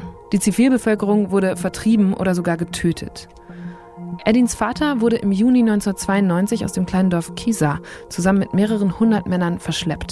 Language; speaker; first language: German; native; German